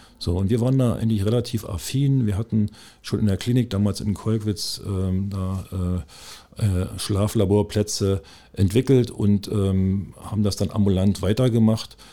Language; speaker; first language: German; native; German